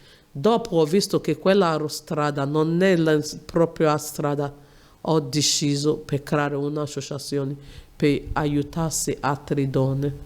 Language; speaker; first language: Italian; non-native, learner; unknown